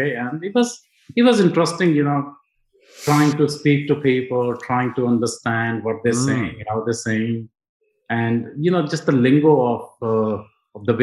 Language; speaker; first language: English; non-native, local second language; Punjabi